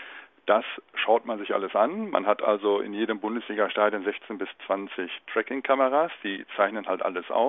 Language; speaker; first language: German; native; German